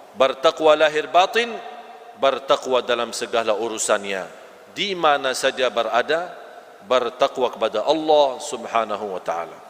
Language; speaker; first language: Malay; non-native, fluent; Arabic